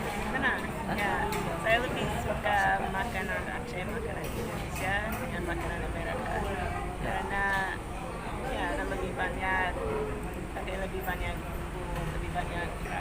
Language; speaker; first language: Indonesian; non-native, fluent; English